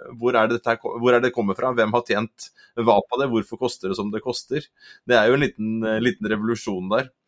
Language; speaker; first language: Norwegian; native; Norwegian